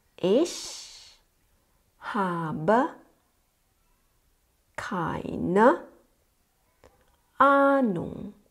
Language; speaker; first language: German; non-native, fluent; Thai